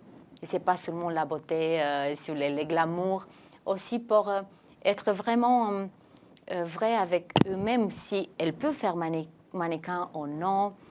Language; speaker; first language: French; non-native, fluent; Romanian